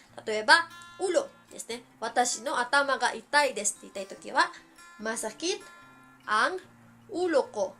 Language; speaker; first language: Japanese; early bilingual, heritage; Filipino